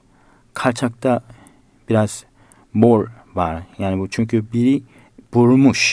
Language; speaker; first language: Turkish; non-native, fluent; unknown